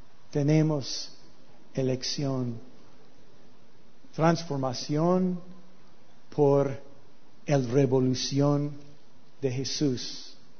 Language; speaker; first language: Spanish; non-native, learner; English